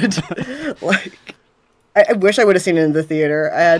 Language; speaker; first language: English; native; English